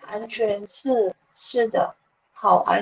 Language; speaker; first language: Chinese; non-native, learner; Filipino